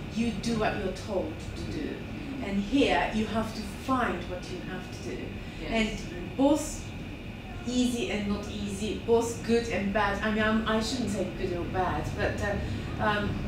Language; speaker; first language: English; non-native, fluent; Japanese